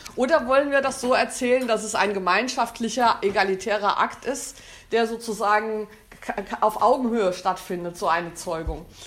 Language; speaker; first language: German; native; German